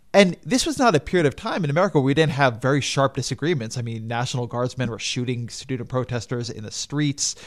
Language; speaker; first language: English; native; English